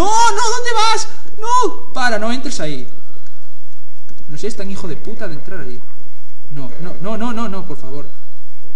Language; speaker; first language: Spanish; native; Spanish